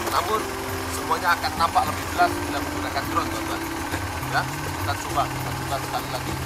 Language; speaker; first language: Indonesian; non-native, local second language; Javanese